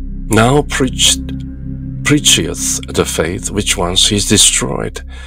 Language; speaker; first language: English; non-native, fluent; Korean